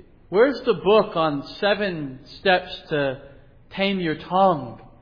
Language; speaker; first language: English; native; English